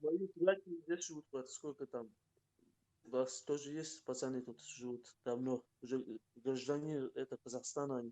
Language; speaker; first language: Russian; non-native, local second language; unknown